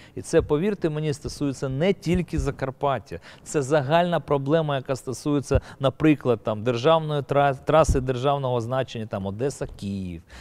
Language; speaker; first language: Ukrainian; native; Ukrainian